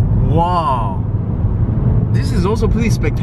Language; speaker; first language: English; non-native, fluent; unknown